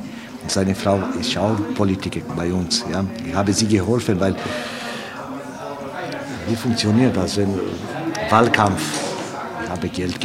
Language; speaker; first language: German; non-native, learner; Romanian